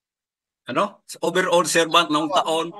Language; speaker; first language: Filipino; native; Filipino